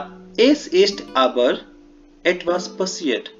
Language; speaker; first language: German; non-native, fluent; Hindi